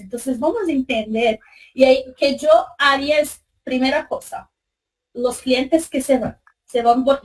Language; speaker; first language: Spanish; non-native, fluent; Portuguese